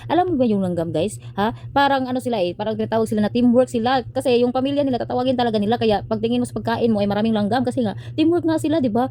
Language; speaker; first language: Filipino; non-native, local second language; Cebuano